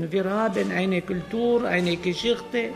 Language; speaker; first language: German; non-native, learner; Arabic